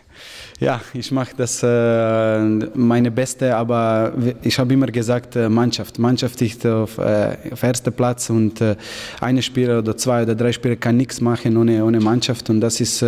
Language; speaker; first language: German; non-native, learner; Slovenian